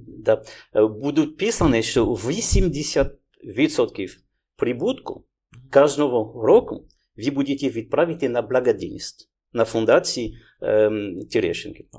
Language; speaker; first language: Ukrainian; non-native, learner; French